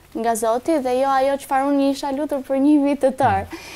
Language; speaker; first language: Albanian; native; Albanian